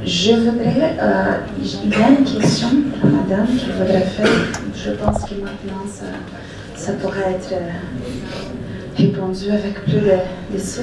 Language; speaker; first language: French; non-native, fluent; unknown